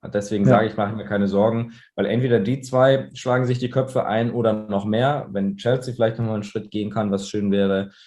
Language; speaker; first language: German; native; German